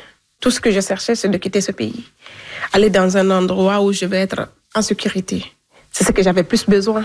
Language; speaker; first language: French; non-native, local second language; Fula